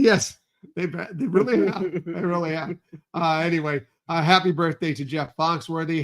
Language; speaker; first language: English; native; English